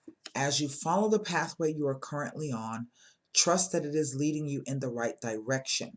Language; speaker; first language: English; native; English